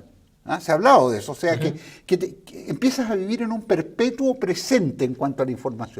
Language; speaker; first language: Spanish; native; Spanish